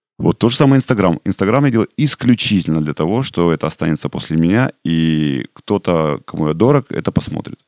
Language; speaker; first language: Russian; native; Russian